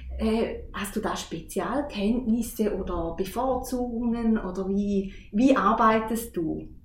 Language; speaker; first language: German; native; German